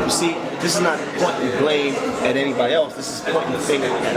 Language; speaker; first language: English; native; English